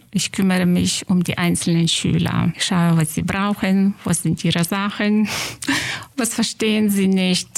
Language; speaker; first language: German; non-native, fluent; Lithuanian